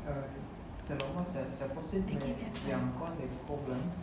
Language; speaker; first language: French; non-native, learner; Khmer